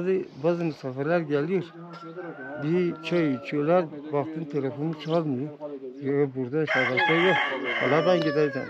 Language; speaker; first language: Turkish; non-native, local second language; Kurdish